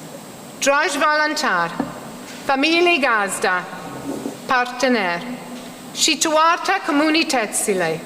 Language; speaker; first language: Romanian; non-native, learner; English